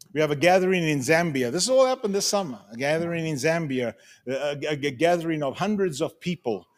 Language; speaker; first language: English; native; English